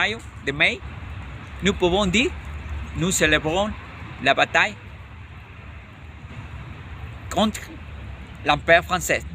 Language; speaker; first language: French; non-native, learner; Spanish